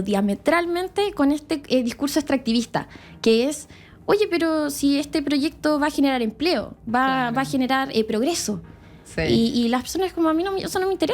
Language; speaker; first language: Spanish; native; Spanish